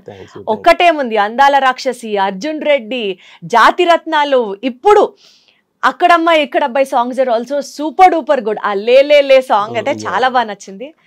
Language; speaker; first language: Telugu; native; Telugu